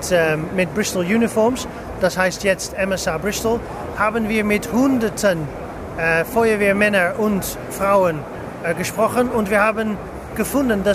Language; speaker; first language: German; non-native, learner; English